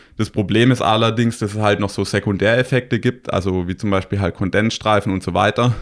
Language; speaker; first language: German; native; German